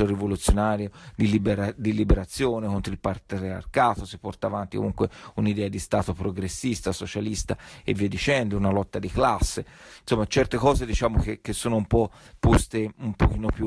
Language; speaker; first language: Italian; native; Italian